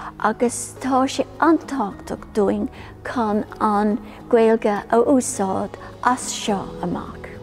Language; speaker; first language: Irish; non-native, local second language; English